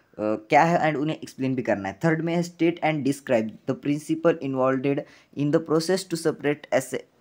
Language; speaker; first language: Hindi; non-native, local second language; Marathi